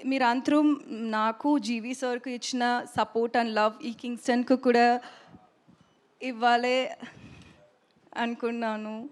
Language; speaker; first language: Telugu; non-native, learner; Tamil